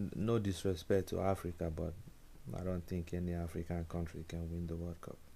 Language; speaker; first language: English; non-native, local second language; Igbo